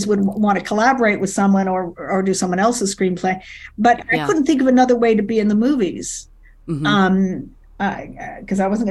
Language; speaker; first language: English; native; English